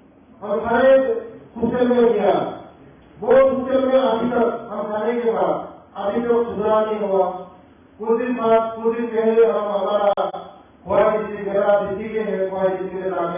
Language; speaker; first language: Hindi; non-native, local second language; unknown